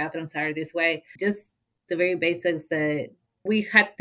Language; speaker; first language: English; non-native, fluent; Spanish